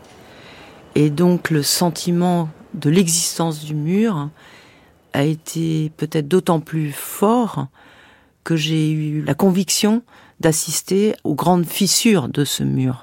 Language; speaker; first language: French; native; French